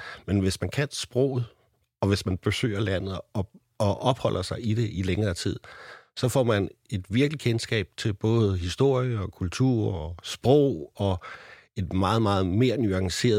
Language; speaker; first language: Danish; native; Danish